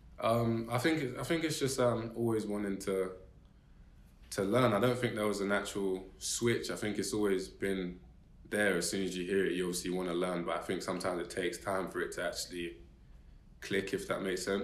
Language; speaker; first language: English; native; English